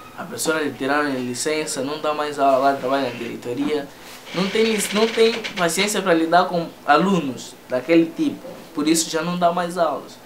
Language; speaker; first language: Portuguese; native; Portuguese